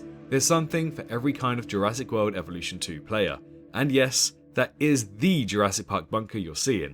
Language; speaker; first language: English; native; English